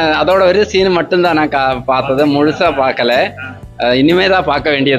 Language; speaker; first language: Tamil; non-native, learner; Malayalam